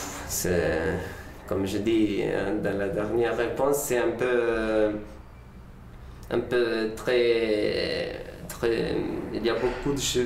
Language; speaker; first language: French; non-native, learner; Spanish